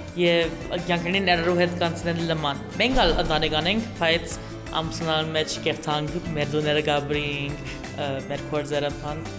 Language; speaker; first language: Armenian; early bilingual, heritage; Armenian